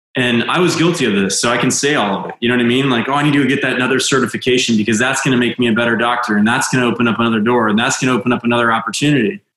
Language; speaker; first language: English; native; English